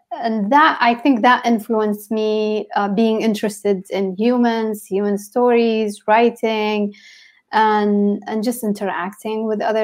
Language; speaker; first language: English; non-native, fluent; Arabic